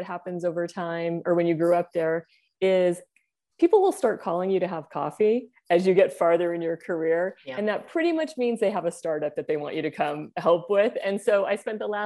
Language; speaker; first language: English; native; English